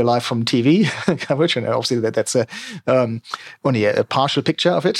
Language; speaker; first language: English; non-native, fluent; German